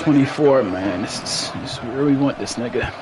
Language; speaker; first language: English; native; English